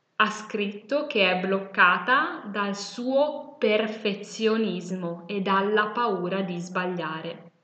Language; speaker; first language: Italian; native; Italian